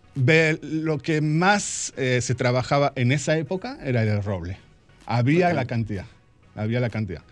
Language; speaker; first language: Spanish; early bilingual, heritage; Spanish